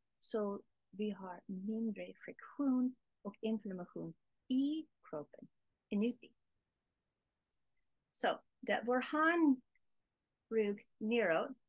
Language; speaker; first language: Swedish; non-native, learner; English